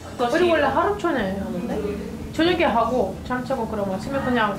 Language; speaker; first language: Korean; non-native, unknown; Lithuanian